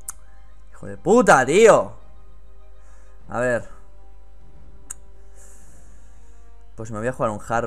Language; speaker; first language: Spanish; native; Spanish